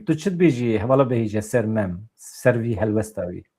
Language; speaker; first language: Kurdish; native; Kurdish